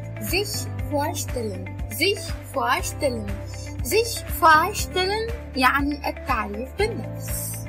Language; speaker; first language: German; non-native, learner; Arabic